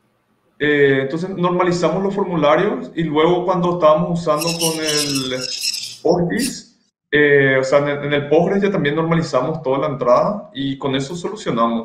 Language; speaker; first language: Spanish; native; Spanish